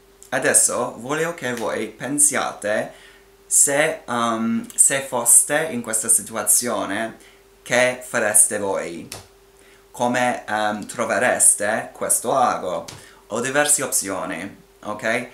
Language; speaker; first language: Italian; non-native, fluent; English